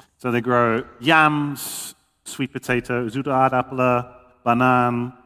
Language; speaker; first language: Dutch; non-native, fluent; English